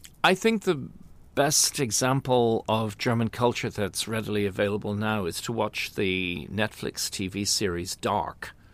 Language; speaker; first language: English; native; English